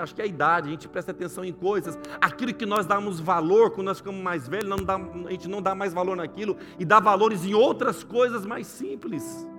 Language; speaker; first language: Portuguese; native; Portuguese